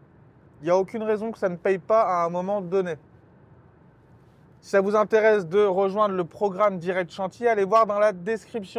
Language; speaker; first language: French; native; French